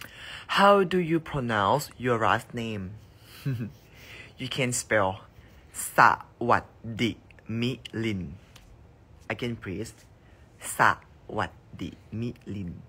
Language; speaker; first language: English; non-native, learner; Thai